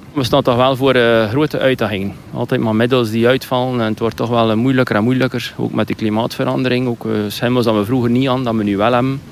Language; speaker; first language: Dutch; native; Dutch